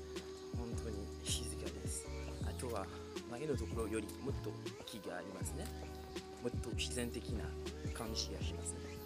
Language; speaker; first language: Japanese; non-native, fluent; French